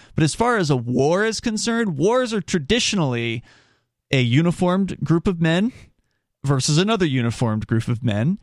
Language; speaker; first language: English; native; English